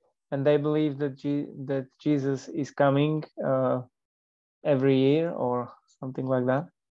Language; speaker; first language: English; non-native, fluent; Slovak